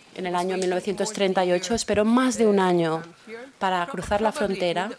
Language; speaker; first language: Spanish; non-native, fluent; Polish